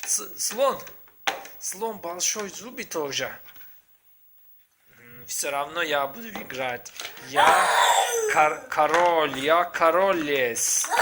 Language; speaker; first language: Russian; non-native, learner; Turkish